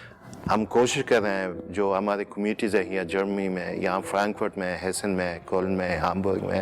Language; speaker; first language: Hindi; non-native, fluent; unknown